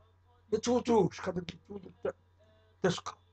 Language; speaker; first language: Arabic; native; Arabic